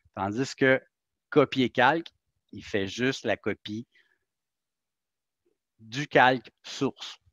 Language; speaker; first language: French; native; French